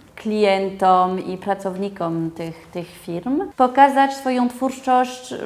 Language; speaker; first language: Polish; non-native, fluent; French